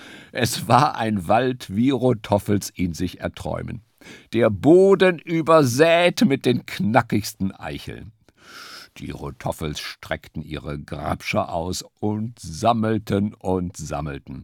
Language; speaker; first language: German; native; German